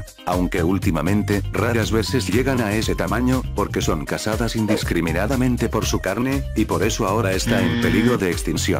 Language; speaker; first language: Spanish; native; Spanish